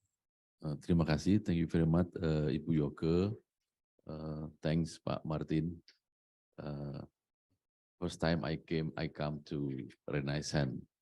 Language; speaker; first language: English; non-native, learner; Indonesian